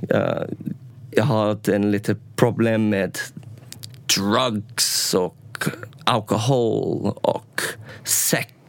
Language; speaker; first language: Swedish; non-native, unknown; English